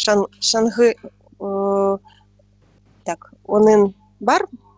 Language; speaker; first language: Kazakh; non-native, learner; Russian